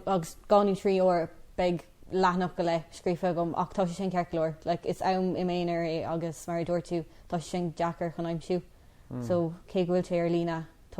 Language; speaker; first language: Irish; non-native, local second language; English